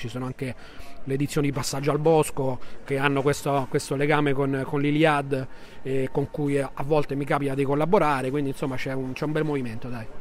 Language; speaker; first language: Italian; native; Italian